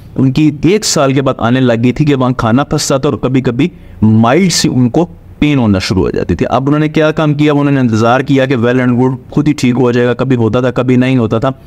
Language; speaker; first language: Urdu; native; Urdu